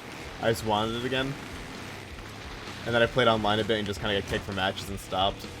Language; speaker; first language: English; native; English